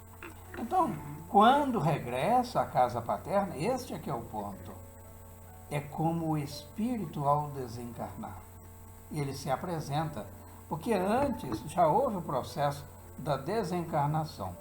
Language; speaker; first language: Portuguese; native; Portuguese